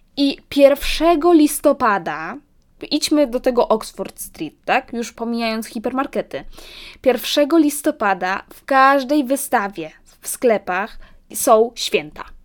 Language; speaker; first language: Polish; early bilingual, heritage; Polish